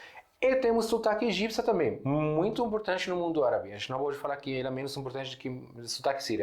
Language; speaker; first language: Portuguese; non-native, fluent; Arabic